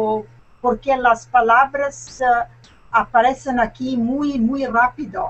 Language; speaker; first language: Spanish; non-native, learner; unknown